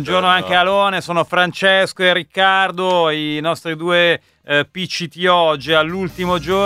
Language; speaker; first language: Italian; native; Italian